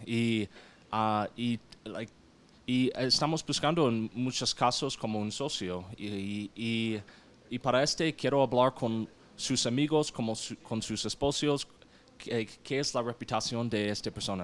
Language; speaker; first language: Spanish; non-native, learner; English